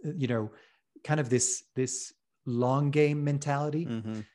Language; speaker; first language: English; non-native, fluent; French